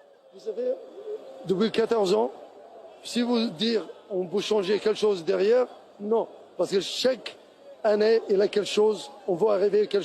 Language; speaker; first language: French; non-native, learner; Arabic